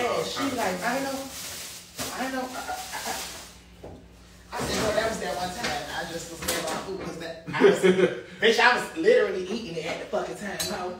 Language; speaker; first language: English; native; English